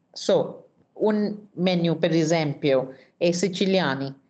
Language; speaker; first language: Italian; non-native, learner; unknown